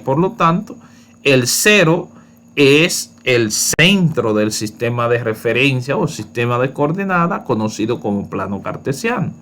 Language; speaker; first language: Spanish; native; Spanish